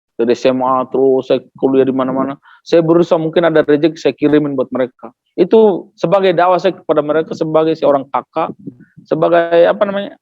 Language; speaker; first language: Indonesian; non-native, local second language; Tetum